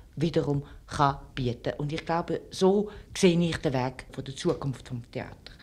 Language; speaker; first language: German; early bilingual, other home language; French